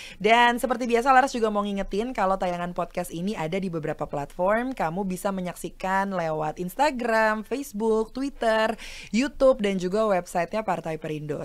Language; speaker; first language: Indonesian; native; Indonesian